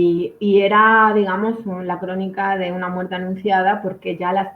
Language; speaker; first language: Spanish; native; Spanish